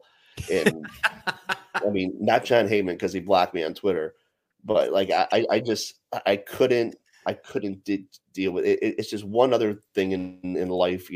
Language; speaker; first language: English; native; English